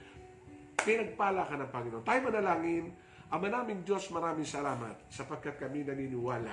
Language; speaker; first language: Filipino; native; Filipino